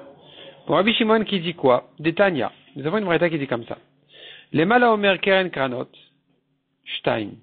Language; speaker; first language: French; native; French